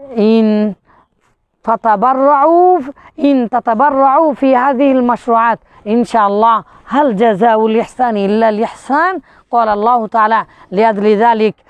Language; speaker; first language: Arabic; non-native, fluent; Bangla